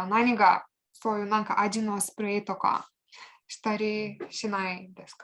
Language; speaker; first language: Japanese; non-native, fluent; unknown